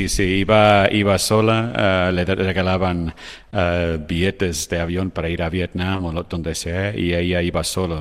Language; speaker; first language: Spanish; non-native, fluent; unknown